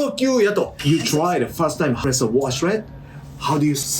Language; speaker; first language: English; non-native, learner; Japanese